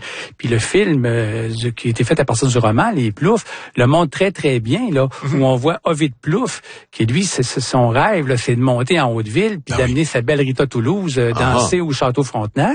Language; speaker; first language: French; native; French